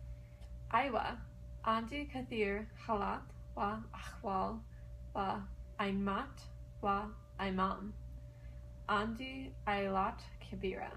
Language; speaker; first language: Arabic; non-native, learner; English